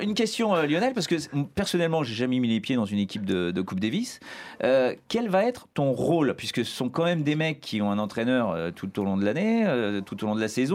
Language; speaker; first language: French; native; French